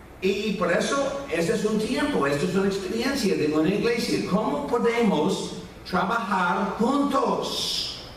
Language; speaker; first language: Spanish; non-native, fluent; English